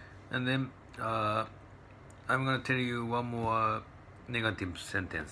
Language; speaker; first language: English; non-native, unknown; Japanese